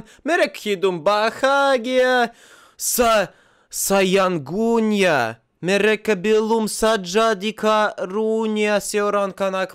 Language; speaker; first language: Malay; non-native, learner; Russian